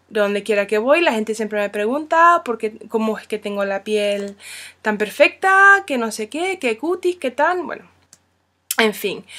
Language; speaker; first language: Spanish; non-native, fluent; English